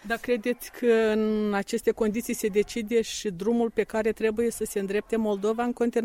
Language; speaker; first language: Romanian; native; Romanian